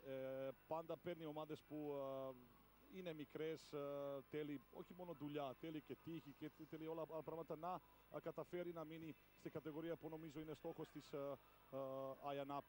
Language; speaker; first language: Greek; non-native, fluent; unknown